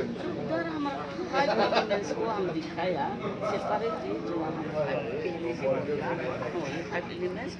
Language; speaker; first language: Hindi; non-native, local second language; Bodo